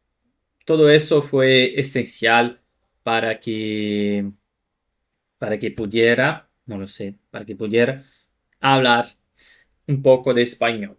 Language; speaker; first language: Spanish; non-native, fluent; Portuguese